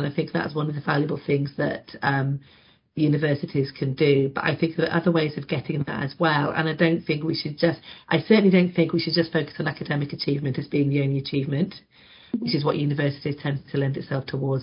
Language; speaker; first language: English; native; English